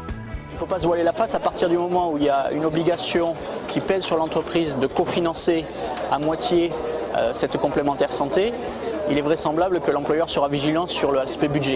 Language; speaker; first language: French; native; French